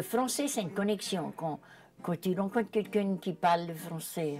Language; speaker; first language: French; native; French